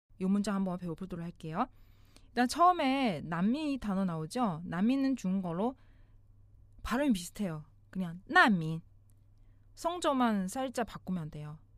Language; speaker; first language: Korean; non-native, fluent; Chinese